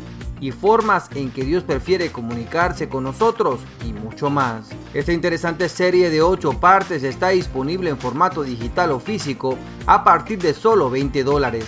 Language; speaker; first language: Spanish; native; Spanish